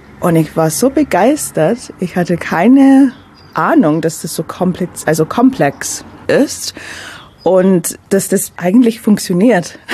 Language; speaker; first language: German; non-native, fluent; English